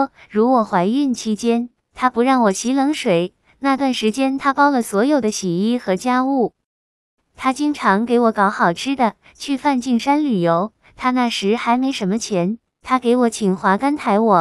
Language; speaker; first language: Chinese; non-native, fluent; Vietnamese